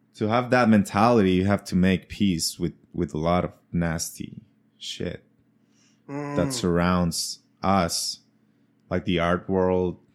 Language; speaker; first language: English; non-native, fluent; Spanish